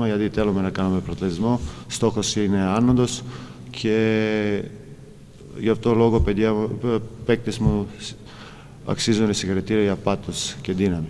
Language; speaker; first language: Greek; non-native, fluent; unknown